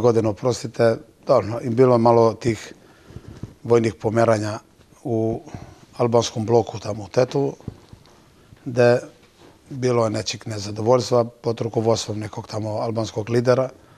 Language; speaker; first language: Serbian; non-native, local second language; Turkish